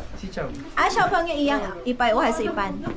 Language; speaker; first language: Chinese; non-native, learner; Filipino